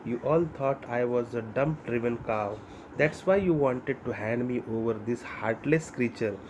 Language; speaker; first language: English; non-native, local second language; Marathi